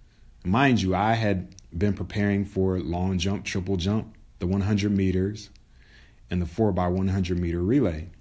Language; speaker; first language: English; native; English